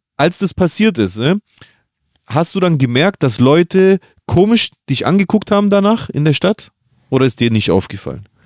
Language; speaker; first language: German; early bilingual, other home language; Greek